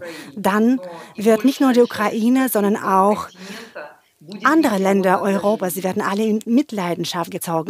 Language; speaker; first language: German; non-native, fluent; Ukrainian